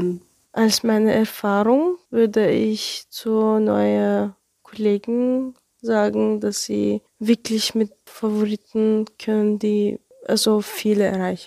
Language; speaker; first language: German; non-native, learner; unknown